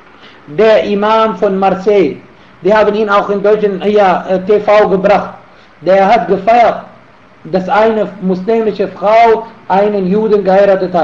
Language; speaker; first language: German; non-native, fluent; Arabic